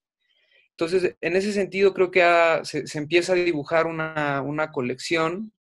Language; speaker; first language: Spanish; native; Spanish